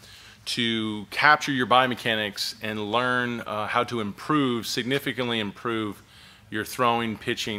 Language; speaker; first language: English; native; English